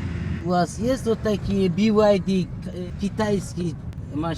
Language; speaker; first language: Russian; non-native, learner; Uzbek